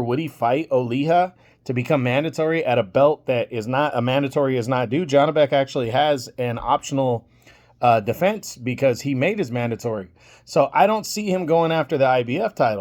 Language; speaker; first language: English; native; English